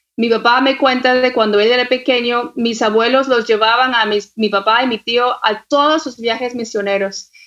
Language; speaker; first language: Spanish; non-native, fluent; English